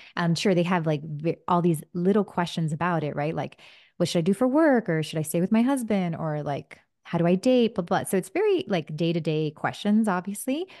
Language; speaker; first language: English; early bilingual, other home language; Spanish